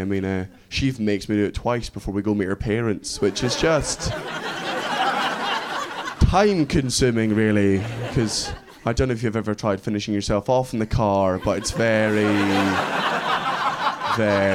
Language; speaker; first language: English; native; English